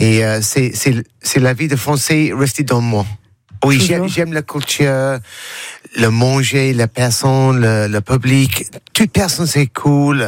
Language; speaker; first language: French; non-native, learner; English